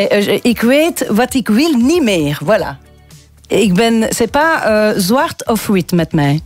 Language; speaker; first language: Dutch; non-native, local second language; French